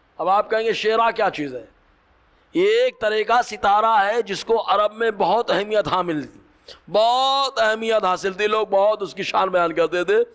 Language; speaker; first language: Urdu; native; Urdu